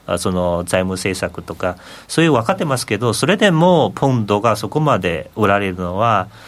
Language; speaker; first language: Japanese; non-native, fluent; Chinese